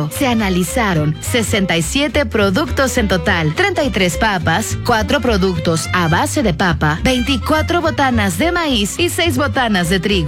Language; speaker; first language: Spanish; native; Spanish